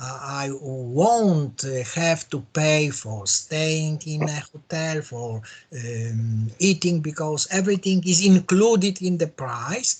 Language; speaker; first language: English; non-native, learner; Polish